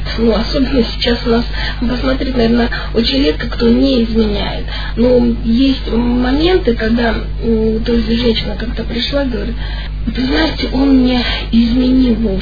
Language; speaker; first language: Russian; native; Russian